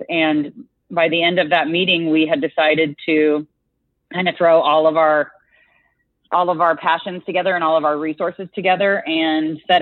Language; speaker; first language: English; native; English